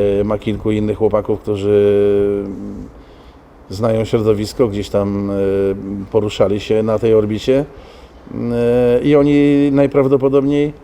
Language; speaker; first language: Polish; native; Polish